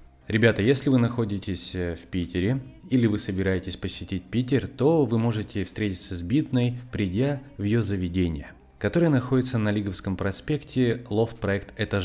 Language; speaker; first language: Russian; native; Russian